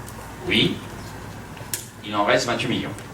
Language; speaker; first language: French; native; French